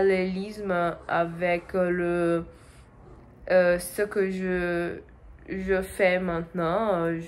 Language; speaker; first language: French; non-native, learner; Portuguese